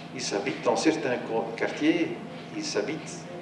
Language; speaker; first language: French; non-native, local second language; Dutch